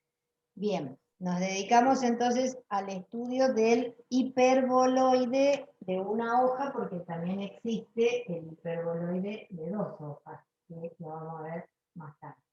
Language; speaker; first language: Spanish; native; Spanish